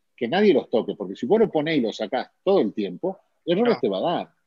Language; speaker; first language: Spanish; native; Spanish